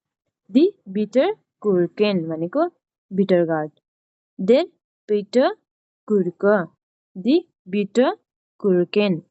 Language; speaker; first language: German; non-native, learner; Nepali